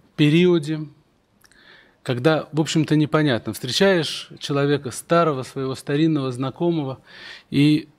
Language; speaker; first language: Russian; native; Russian